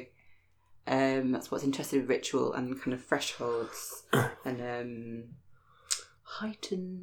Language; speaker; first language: English; native; English